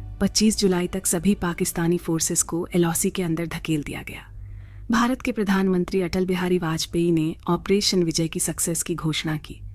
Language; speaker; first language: Hindi; native; Hindi